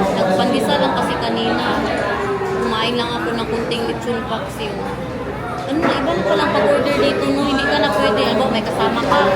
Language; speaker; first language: Filipino; non-native, local second language; Cebuano